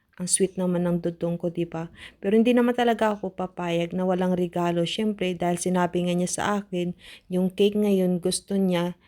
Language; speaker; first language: Filipino; non-native, local second language; Cebuano